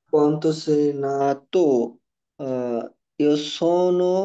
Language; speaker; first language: Italian; non-native, learner; Bangla